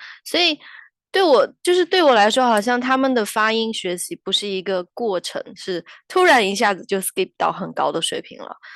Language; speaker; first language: Chinese; native; Chinese